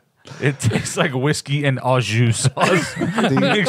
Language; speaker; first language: English; native; English